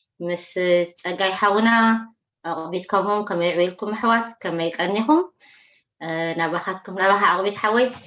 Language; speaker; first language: Tigrinya; native; Tigrinya